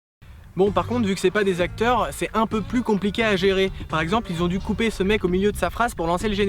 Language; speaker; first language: French; native; French